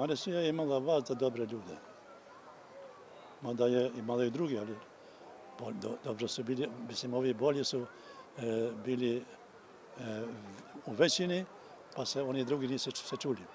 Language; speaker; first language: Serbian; non-native, local second language; Albanian